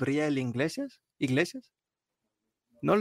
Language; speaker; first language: Spanish; non-native, learner; Arabic